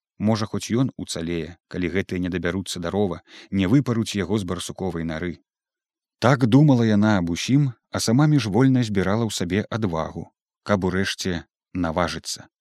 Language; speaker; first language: Belarusian; native; Belarusian